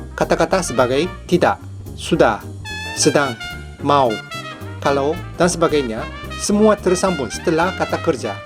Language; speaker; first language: Indonesian; non-native, fluent; Japanese